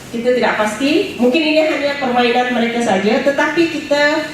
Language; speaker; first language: Malay; native; Malay